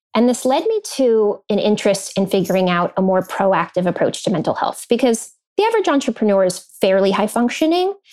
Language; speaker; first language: English; native; English